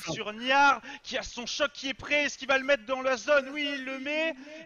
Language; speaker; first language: French; native; French